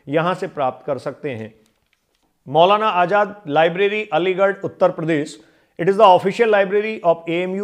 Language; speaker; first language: Hindi; native; Hindi